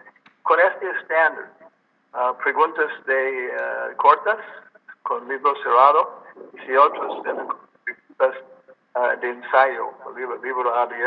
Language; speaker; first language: Spanish; non-native, learner; English